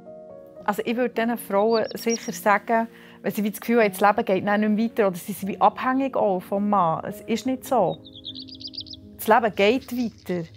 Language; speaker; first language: German; native; German